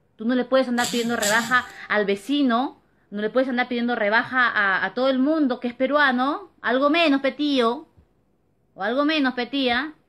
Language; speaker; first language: Spanish; native; Spanish